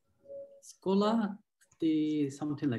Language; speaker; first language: English; non-native, fluent; Turkish